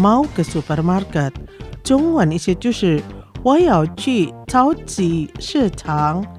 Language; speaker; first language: Chinese; non-native, fluent; Indonesian